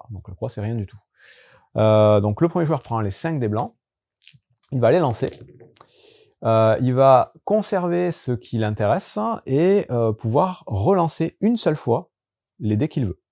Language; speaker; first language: French; native; French